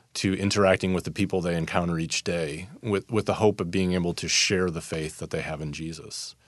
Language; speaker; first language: English; native; English